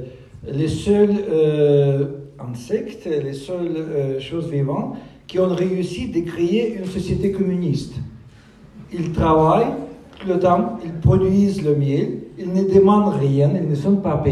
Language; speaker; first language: French; non-native, fluent; Russian